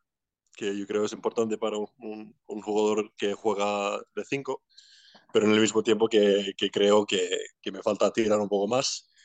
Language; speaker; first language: Spanish; non-native, fluent; Icelandic